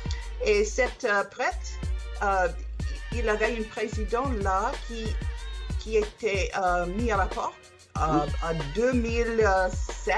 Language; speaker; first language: French; non-native, learner; English